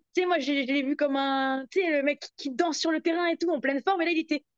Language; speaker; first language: French; native; French